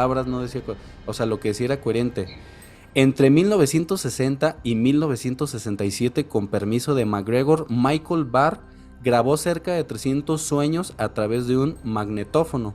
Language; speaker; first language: Spanish; native; Spanish